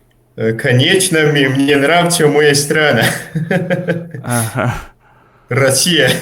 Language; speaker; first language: Russian; early bilingual, heritage; Portuguese